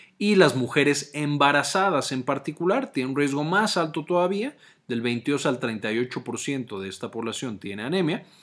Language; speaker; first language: Spanish; native; Spanish